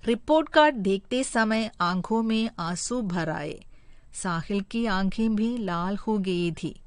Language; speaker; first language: Hindi; non-native, local second language; Malayalam